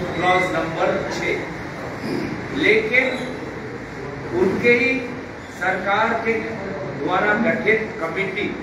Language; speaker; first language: Hindi; non-native, local second language; Assamese